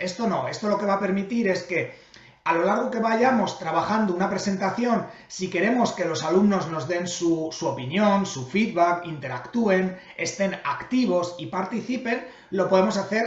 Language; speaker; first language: Spanish; native; Spanish